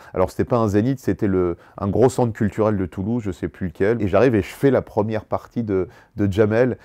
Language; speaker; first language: French; native; French